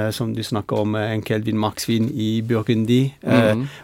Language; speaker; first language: Norwegian; non-native, fluent; French